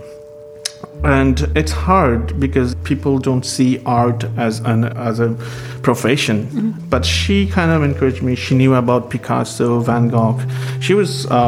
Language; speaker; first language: English; non-native, local second language; Bangla